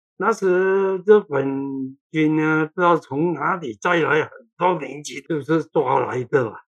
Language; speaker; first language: Chinese; non-native, local second language; Cantonese